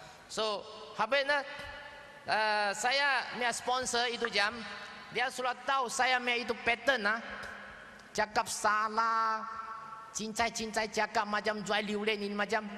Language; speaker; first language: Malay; non-native, local second language; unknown